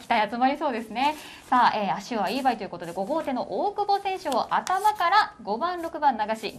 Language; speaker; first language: Japanese; native; Japanese